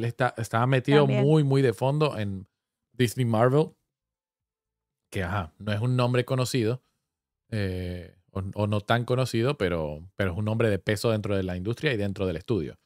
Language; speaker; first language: Spanish; native; Spanish